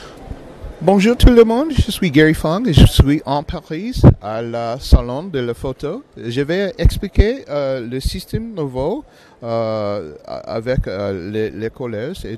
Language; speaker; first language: French; non-native, learner; English